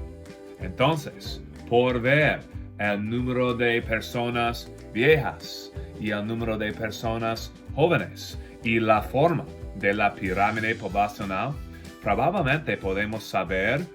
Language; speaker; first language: Spanish; non-native, fluent; English